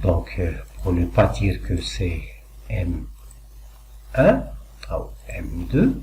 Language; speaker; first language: French; non-native, local second language; Arabic